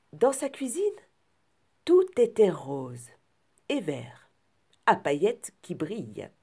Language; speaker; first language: French; native; French